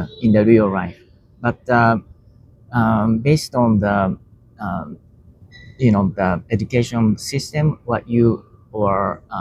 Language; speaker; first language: English; non-native, learner; Japanese